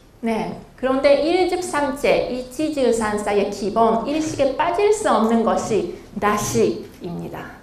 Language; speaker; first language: Korean; non-native, fluent; Japanese